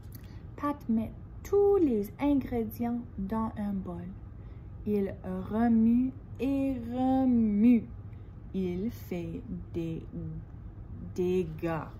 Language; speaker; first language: French; non-native, fluent; English